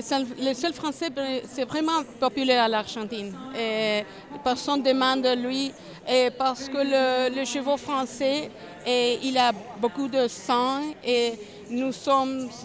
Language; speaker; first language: French; non-native, learner; Spanish